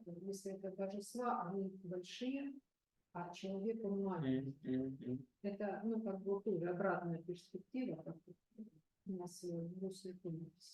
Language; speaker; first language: Russian; native; Russian